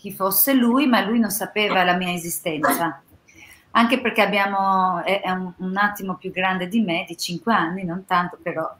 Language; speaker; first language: Italian; non-native, fluent; Albanian